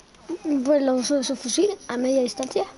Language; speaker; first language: Spanish; native; Spanish